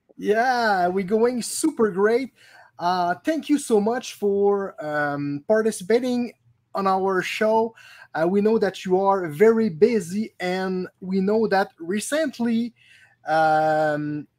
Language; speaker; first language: English; non-native, local second language; French